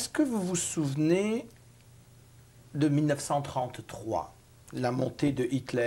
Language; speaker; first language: French; native; French